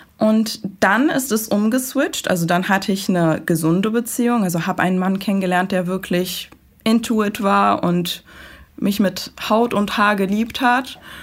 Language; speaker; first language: German; early bilingual, other home language; Persian